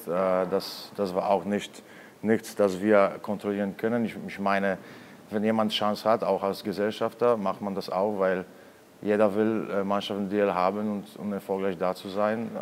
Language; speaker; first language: German; non-native, fluent; Polish